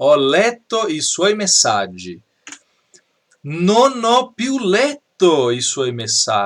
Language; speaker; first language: Italian; non-native, fluent; Portuguese